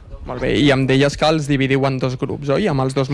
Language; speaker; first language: Catalan; native; Catalan